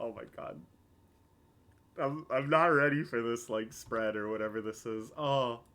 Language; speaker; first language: English; native; English